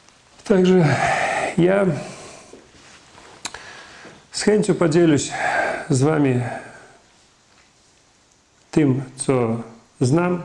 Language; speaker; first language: Polish; non-native, fluent; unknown